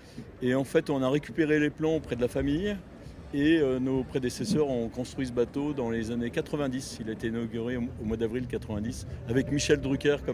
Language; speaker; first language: French; native; French